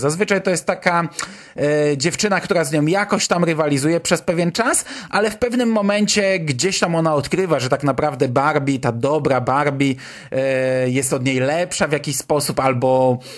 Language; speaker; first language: Polish; native; Polish